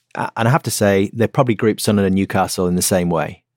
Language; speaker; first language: English; native; English